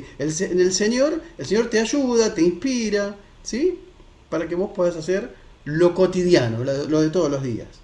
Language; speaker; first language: Spanish; native; Spanish